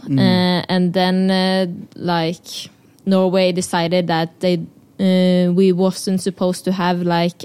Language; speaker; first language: English; non-native, fluent; Norwegian